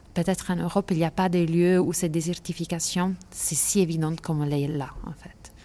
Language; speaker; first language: French; non-native, fluent; Italian